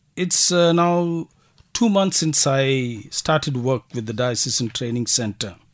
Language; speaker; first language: English; non-native, local second language; Tamil